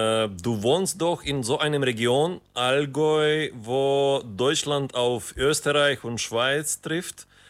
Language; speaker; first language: German; non-native, fluent; Ukrainian